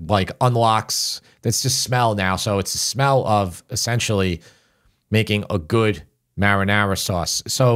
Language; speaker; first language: English; native; English